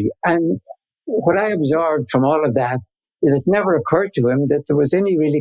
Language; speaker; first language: English; native; English